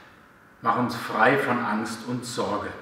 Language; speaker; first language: German; native; German